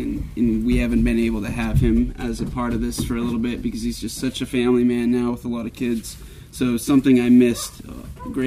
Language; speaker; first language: English; native; English